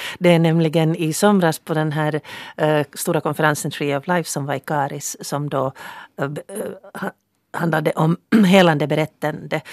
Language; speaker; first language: Swedish; native; Swedish